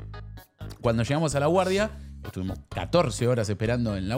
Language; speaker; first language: Spanish; native; Spanish